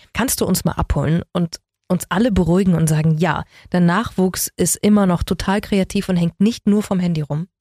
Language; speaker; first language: German; native; German